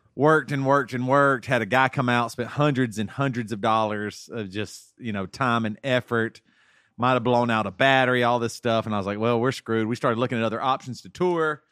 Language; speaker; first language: English; native; English